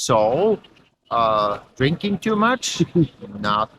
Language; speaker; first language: English; non-native, fluent; Norwegian